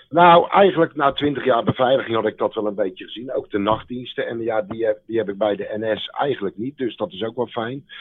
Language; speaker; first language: Dutch; native; Dutch